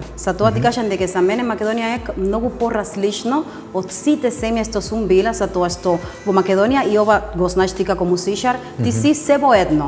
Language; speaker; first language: Macedonian; non-native, fluent; Spanish